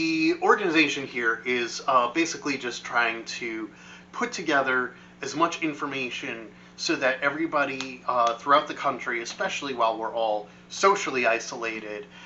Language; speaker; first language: English; native; English